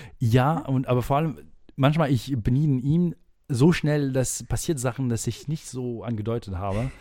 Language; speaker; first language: German; non-native, fluent; French